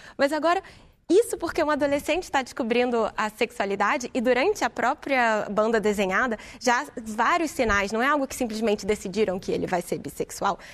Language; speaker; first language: Portuguese; native; Portuguese